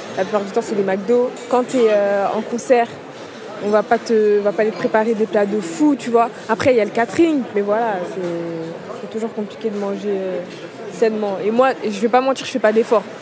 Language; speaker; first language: French; early bilingual, other home language; Kabuverdianu